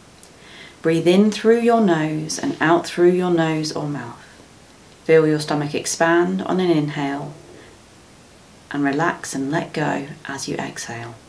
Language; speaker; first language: English; native; English